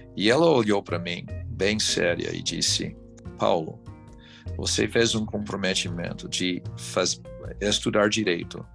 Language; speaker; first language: Portuguese; non-native, fluent; English